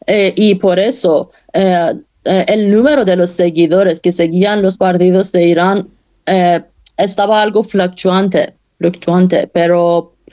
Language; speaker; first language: Spanish; non-native, fluent; Persian